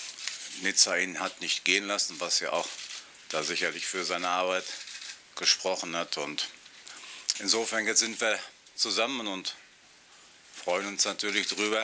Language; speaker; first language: German; native; German